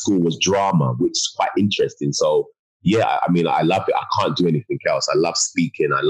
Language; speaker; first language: English; native; English